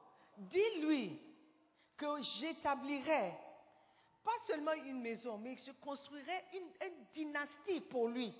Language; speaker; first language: French; non-native, fluent; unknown